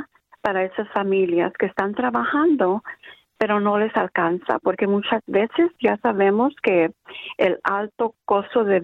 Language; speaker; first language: Spanish; early bilingual, other home language; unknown